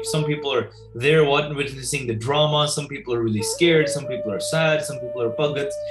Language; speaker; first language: English; early bilingual, other home language; Punjabi